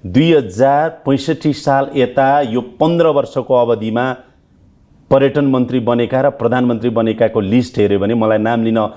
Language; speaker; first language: Nepali; native; Nepali